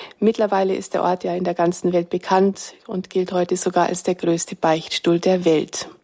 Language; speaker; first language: German; native; German